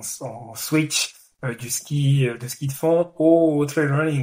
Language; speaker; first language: French; native; French